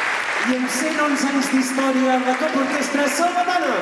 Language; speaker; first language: Catalan; native; Catalan